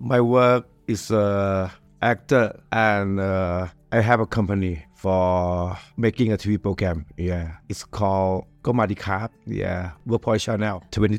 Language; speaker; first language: English; non-native, learner; Thai